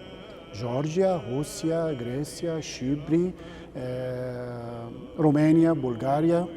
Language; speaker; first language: Portuguese; non-native, learner; Arabic